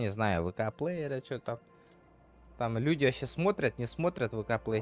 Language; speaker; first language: Russian; native; Russian